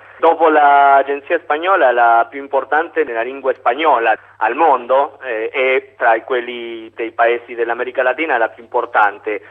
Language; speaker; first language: Italian; non-native, fluent; Spanish